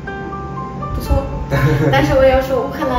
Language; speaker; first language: Chinese; non-native, learner; Ukrainian